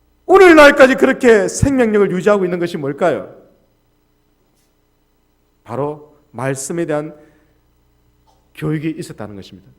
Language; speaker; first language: Korean; native; Korean